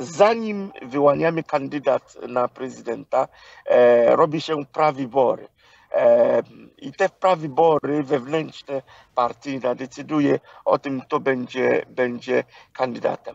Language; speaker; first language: Polish; non-native, fluent; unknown